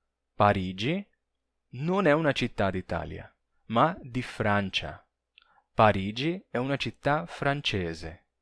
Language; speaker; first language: Italian; non-native, fluent; Portuguese